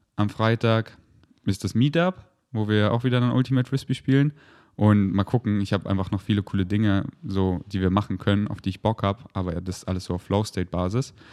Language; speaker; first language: German; native; German